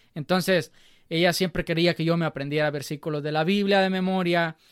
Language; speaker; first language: Spanish; native; Spanish